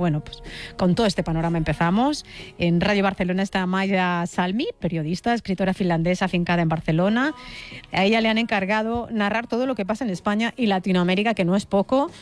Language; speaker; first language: Spanish; native; Spanish